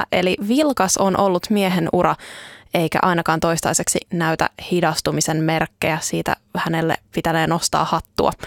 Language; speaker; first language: Finnish; native; Finnish